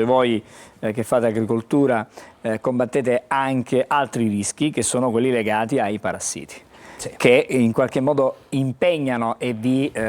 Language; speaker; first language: Italian; native; Italian